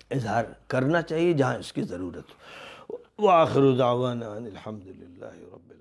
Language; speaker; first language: Urdu; native; Urdu